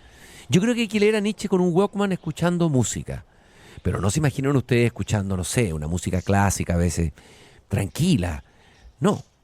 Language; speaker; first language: Spanish; native; Spanish